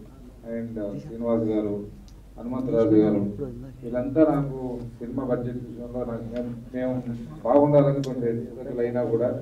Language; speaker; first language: Telugu; native; Telugu